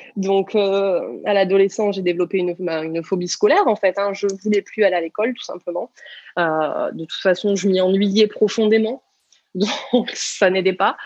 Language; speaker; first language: French; native; French